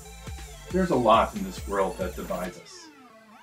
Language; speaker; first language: English; native; English